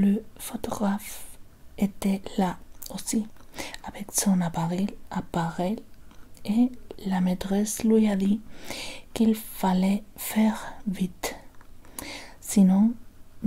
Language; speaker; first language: French; non-native, learner; Spanish